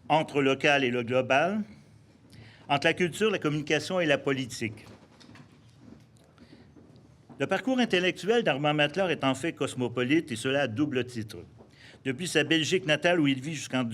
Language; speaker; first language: French; native; French